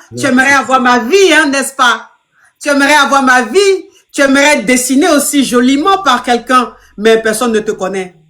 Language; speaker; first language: French; non-native, local second language; Lingala